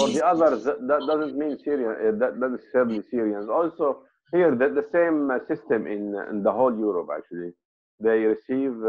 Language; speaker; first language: English; non-native, fluent; Arabic